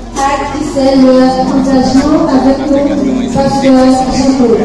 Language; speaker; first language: French; non-native, local second language; Haitian Creole